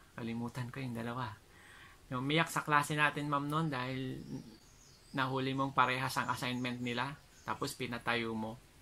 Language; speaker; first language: Filipino; non-native, local second language; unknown